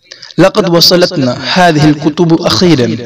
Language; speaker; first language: Arabic; non-native, fluent; Urdu